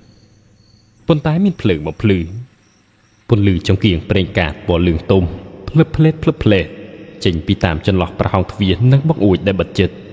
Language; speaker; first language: Khmer; native; Khmer